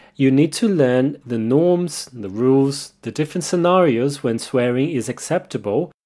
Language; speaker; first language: English; non-native, fluent; Portuguese